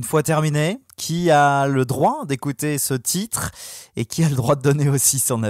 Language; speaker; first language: French; native; French